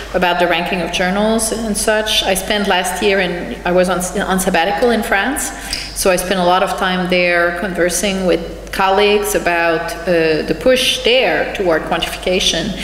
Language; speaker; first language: English; native; English